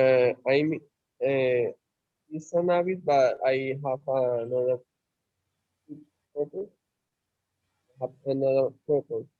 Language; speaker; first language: English; non-native, learner; Spanish